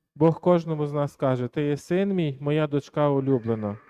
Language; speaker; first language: Ukrainian; native; Ukrainian